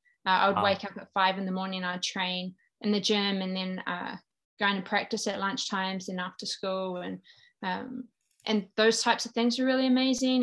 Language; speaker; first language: English; native; English